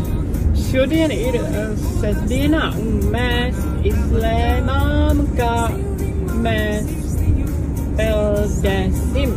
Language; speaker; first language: Latvian; non-native, learner; Czech